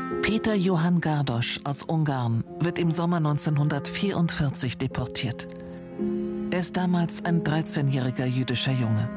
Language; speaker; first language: German; native; German